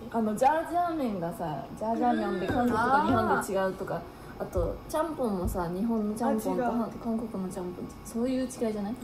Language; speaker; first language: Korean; non-native, fluent; Japanese